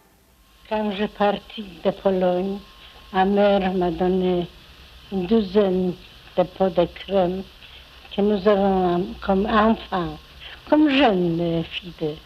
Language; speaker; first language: French; non-native, fluent; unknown